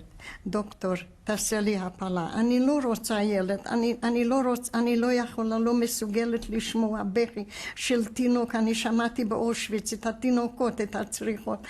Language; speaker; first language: Hebrew; non-native, fluent; Hungarian